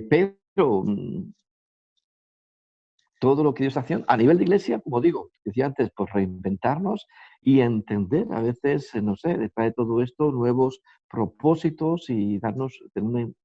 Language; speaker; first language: Spanish; native; Spanish